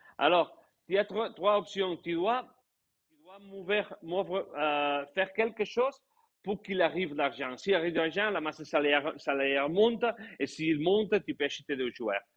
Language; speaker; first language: French; non-native, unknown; Catalan